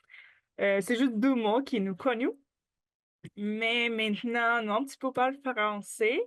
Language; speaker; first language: French; non-native, learner; Ukrainian